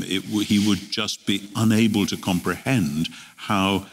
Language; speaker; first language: English; native; English